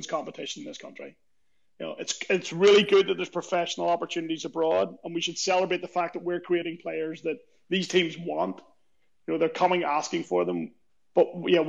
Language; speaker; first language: English; native; English